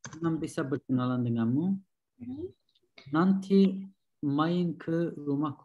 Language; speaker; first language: Indonesian; non-native, learner; Turkish